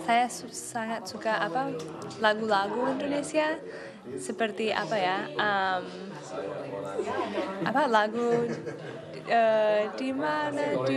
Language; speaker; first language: Indonesian; non-native, learner; Spanish